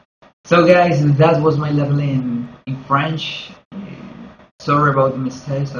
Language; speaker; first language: English; non-native, learner; Spanish